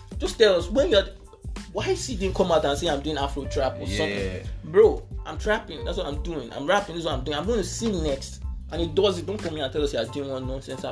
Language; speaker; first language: English; non-native, local second language; Yoruba